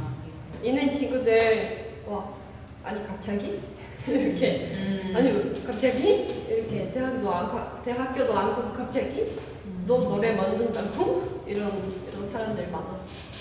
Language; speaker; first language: Korean; non-native, learner; Portuguese